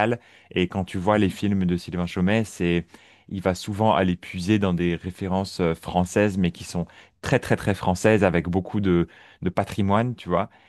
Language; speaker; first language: French; native; French